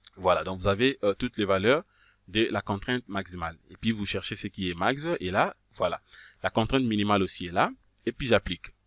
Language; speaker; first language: French; non-native, local second language; Kongo